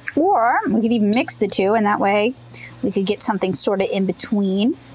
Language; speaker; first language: English; native; English